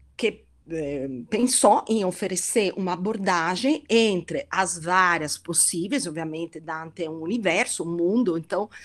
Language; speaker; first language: Portuguese; non-native, fluent; Italian